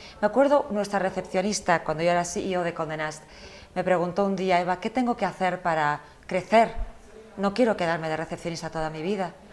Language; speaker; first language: Spanish; early bilingual, heritage; Spanish